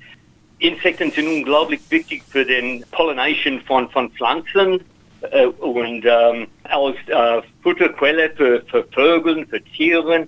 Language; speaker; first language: German; non-native, learner; English